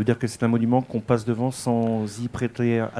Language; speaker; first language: French; native; French